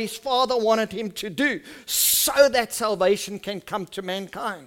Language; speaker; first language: English; non-native, local second language; Afrikaans